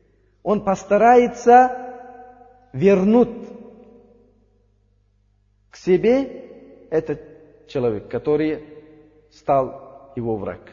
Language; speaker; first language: Russian; non-native, learner; Uzbek